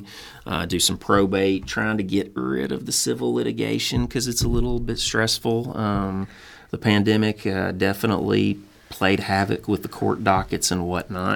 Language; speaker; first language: English; native; English